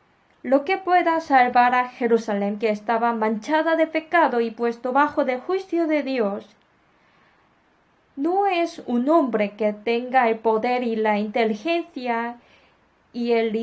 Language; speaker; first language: Spanish; non-native, fluent; Korean